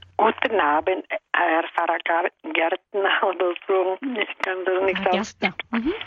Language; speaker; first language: German; non-native, fluent; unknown